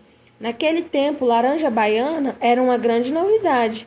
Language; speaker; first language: Portuguese; native; Portuguese